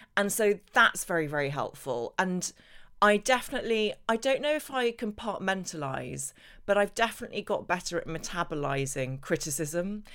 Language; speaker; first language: English; native; English